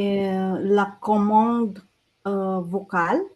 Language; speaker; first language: French; non-native, learner; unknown